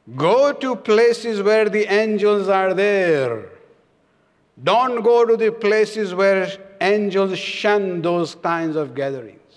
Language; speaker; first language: English; non-native, local second language; Urdu